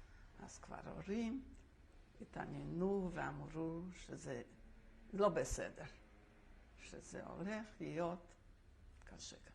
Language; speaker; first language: Hebrew; non-native, fluent; Polish